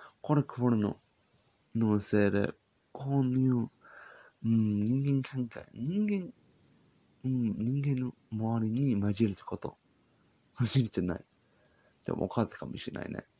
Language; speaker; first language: Japanese; non-native, learner; English